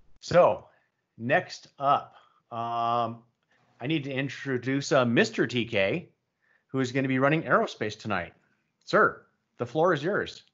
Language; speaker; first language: English; native; English